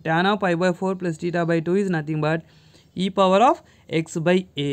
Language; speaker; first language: English; non-native, local second language; Telugu